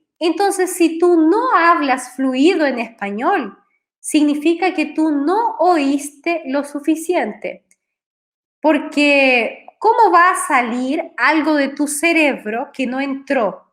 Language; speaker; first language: Spanish; non-native, fluent; Portuguese